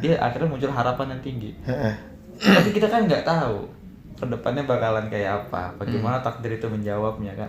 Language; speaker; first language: Indonesian; native; Indonesian